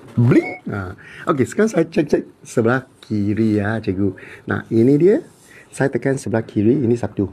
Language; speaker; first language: Malay; non-native, local second language; Cantonese